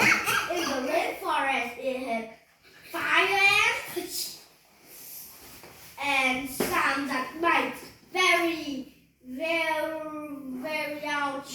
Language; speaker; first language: English; non-native, learner; Vietnamese